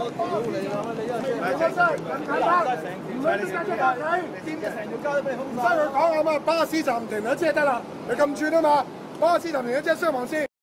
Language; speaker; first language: Cantonese; native; Cantonese